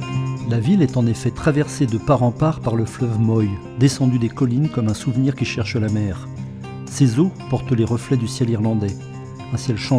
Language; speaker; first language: French; native; French